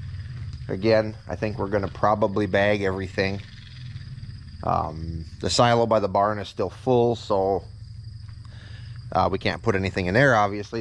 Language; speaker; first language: English; native; English